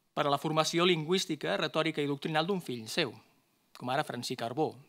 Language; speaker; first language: Catalan; native; Catalan